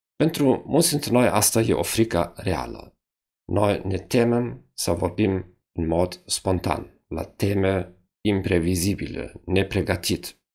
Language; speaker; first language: Romanian; non-native, fluent; German